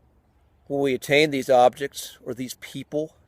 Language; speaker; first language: English; native; English